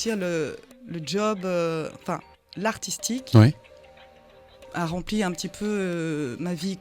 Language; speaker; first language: French; early bilingual, other home language; Khmer